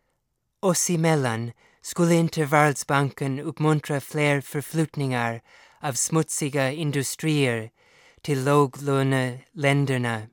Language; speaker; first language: Swedish; non-native, fluent; English